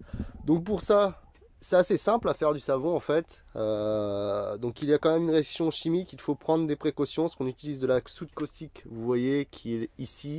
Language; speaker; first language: French; native; French